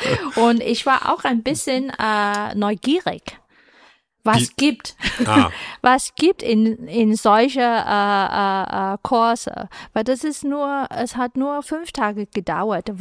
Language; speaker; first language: German; non-native, fluent; Chinese